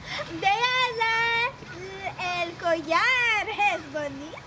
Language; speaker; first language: Spanish; non-native, learner; English